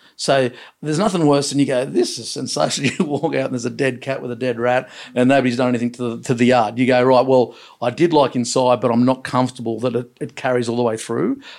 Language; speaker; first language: English; native; English